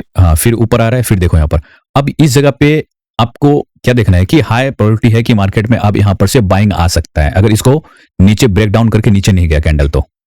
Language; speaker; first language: Hindi; native; Hindi